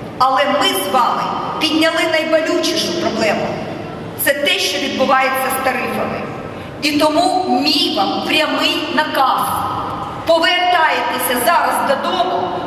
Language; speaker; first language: Ukrainian; non-native, local second language; Russian